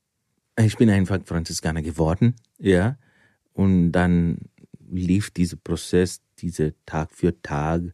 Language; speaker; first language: German; non-native, fluent; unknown